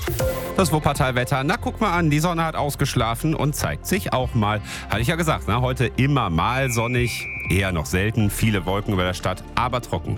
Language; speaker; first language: German; native; German